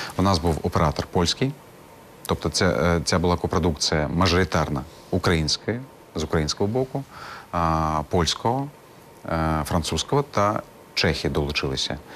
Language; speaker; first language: Ukrainian; non-native, local second language; Crimean Tatar